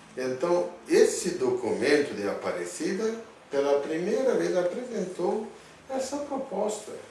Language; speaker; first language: Portuguese; non-native, fluent; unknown